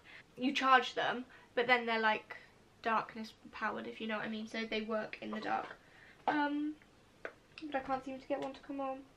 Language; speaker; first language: English; native; English